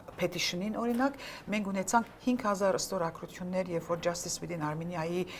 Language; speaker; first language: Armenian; early bilingual, heritage; Armenian